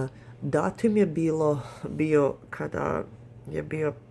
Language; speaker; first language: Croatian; early bilingual, heritage; Croatian